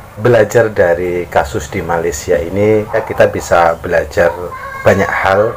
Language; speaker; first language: Indonesian; native; Indonesian